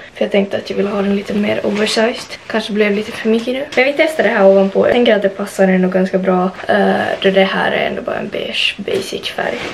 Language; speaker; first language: Swedish; native; Swedish